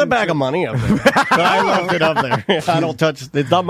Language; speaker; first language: English; native; English